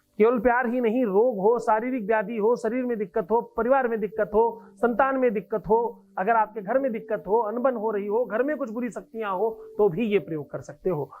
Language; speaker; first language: Hindi; native; Hindi